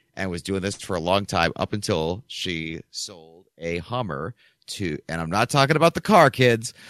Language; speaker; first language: English; native; English